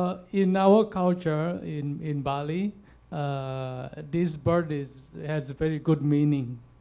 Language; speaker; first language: English; non-native, fluent; Balinese